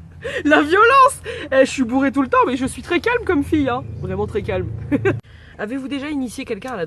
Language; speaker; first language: French; native; French